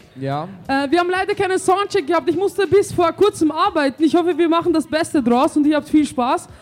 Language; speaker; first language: German; early bilingual, other home language; Turkish